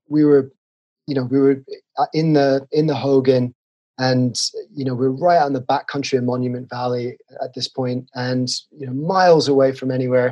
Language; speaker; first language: English; native; English